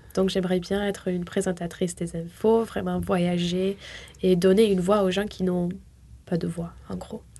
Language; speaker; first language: French; native; French